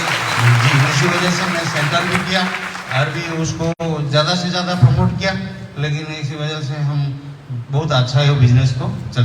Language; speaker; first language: Hindi; non-native, local second language; Odia